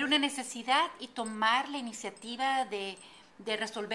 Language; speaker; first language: Spanish; native; Spanish